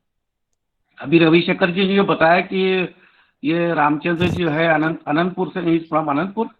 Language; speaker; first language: Hindi; native; Hindi